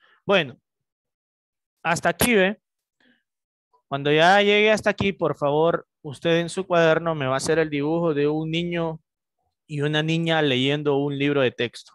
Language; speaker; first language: Spanish; native; Spanish